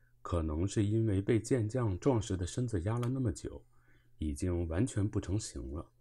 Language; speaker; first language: Chinese; native; Chinese